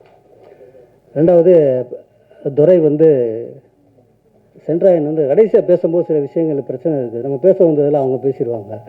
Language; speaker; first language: Tamil; native; Tamil